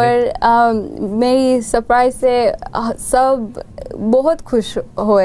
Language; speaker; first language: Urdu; non-native, learner; Gujarati